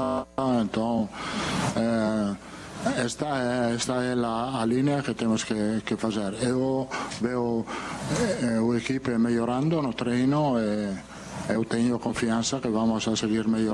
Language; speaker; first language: Portuguese; non-native, fluent; Italian